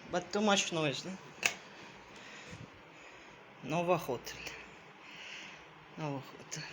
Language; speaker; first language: English; non-native, learner; Russian